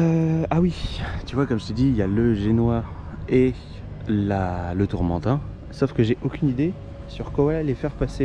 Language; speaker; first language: French; native; French